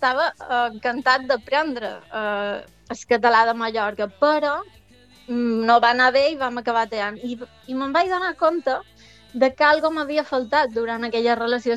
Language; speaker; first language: Catalan; native; Catalan